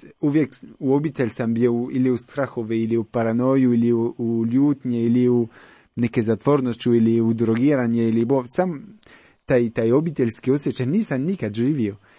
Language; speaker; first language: Croatian; non-native, learner; French